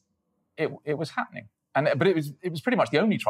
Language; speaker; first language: English; native; English